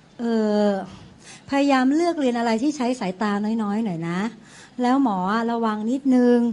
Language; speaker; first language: Thai; native; Thai